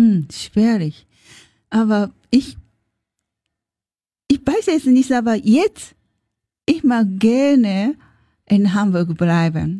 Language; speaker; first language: German; non-native, learner; Japanese